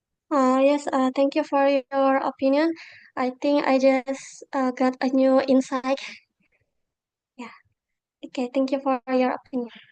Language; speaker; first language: English; non-native, local second language; Indonesian